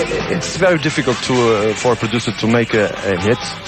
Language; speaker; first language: English; non-native, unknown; Portuguese